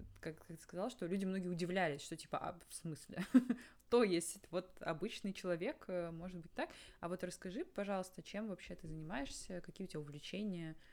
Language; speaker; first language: Russian; native; Russian